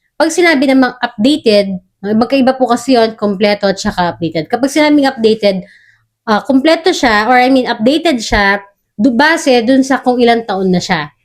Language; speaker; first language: Filipino; native; Filipino